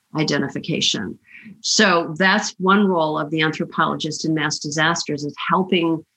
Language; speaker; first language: English; native; English